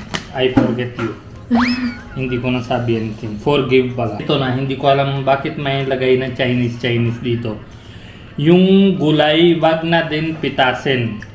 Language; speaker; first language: Filipino; non-native, learner; Hindi